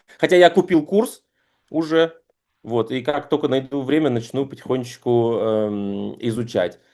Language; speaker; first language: Russian; native; Russian